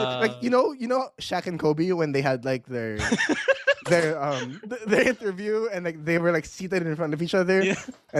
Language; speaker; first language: English; non-native, local second language; Filipino